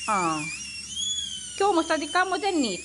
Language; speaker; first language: Greek; non-native, learner; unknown